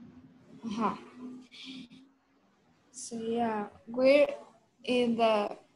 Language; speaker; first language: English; non-native, learner; Spanish